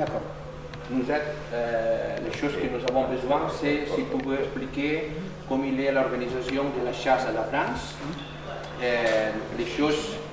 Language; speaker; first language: French; non-native, learner; Catalan